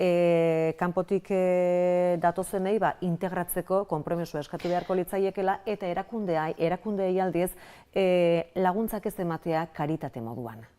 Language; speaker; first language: Basque; native; Basque